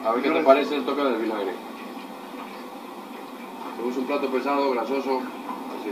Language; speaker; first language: Spanish; native; Spanish